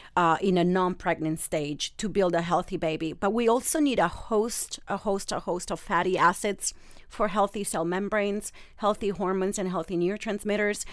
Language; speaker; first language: English; non-native, fluent; Italian